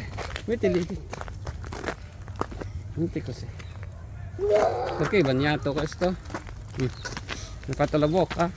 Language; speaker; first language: Italian; non-native, learner; Filipino